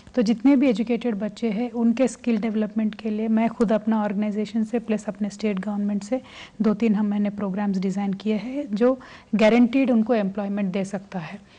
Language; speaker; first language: Hindi; non-native, local second language; Telugu